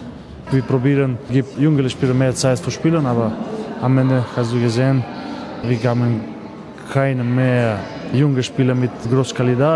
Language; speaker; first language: German; non-native, learner; Macedonian